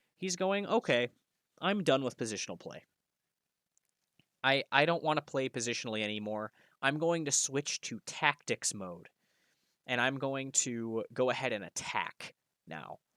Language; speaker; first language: English; native; English